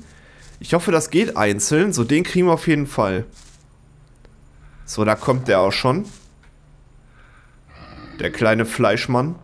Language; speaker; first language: German; native; German